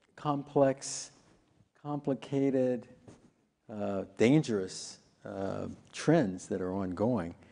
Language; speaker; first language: English; native; English